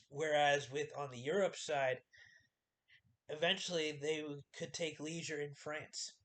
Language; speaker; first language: English; native; English